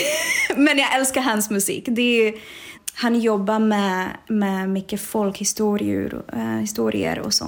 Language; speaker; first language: Swedish; non-native, fluent; Czech